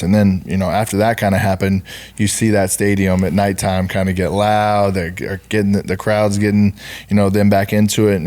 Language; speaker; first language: English; native; English